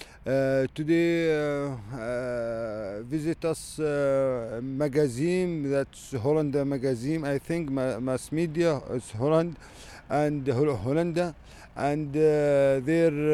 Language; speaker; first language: English; non-native, learner; Arabic